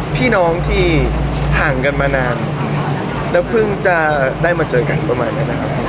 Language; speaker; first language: Thai; native; Thai